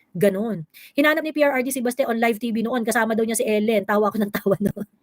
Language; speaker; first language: Filipino; native; Filipino